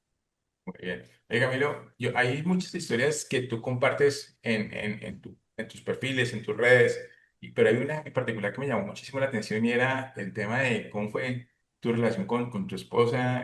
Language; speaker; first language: Spanish; native; Spanish